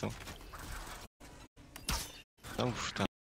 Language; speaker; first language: French; native; French